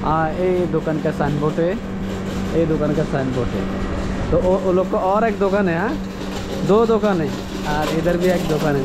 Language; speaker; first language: Hindi; non-native, learner; Bangla